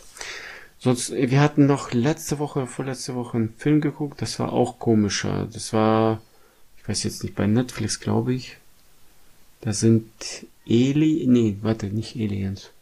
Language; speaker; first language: German; non-native, fluent; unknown